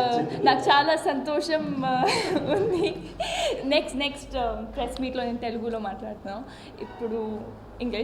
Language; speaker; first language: Telugu; non-native, learner; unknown